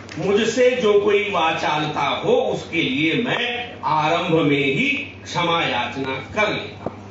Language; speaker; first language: Hindi; native; Hindi